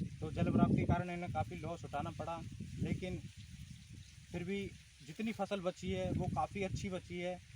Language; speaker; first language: Hindi; native; Hindi